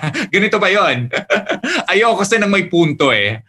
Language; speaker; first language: English; native; English